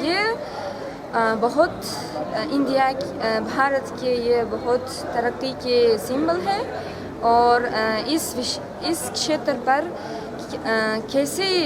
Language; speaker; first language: Hindi; non-native, learner; Uzbek